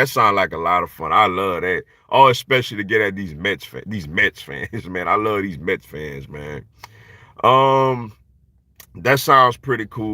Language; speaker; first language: English; native; English